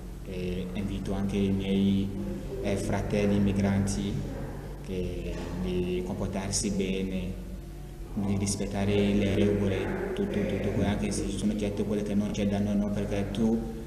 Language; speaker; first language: Italian; non-native, fluent; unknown